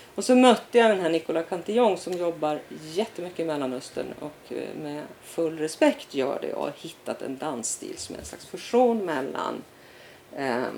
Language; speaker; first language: Swedish; native; Swedish